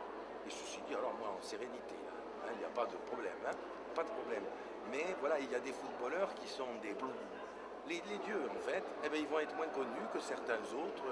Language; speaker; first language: French; native; French